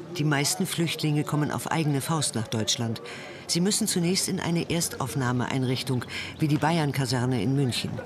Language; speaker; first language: German; native; German